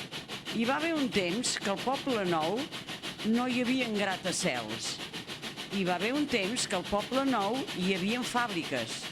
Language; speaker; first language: Catalan; native; Catalan